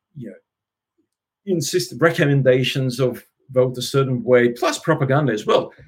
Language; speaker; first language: English; non-native, fluent; Russian